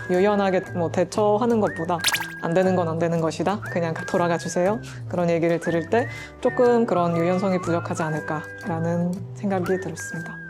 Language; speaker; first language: Korean; early bilingual, heritage; Russian